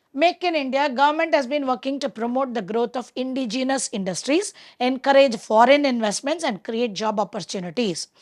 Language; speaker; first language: English; non-native, local second language; Tamil